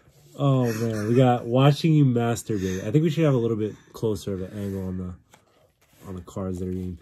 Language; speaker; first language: English; native; English